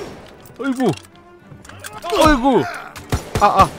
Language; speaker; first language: Korean; native; Korean